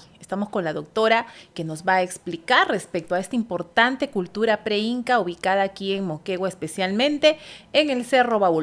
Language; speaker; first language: Spanish; native; Spanish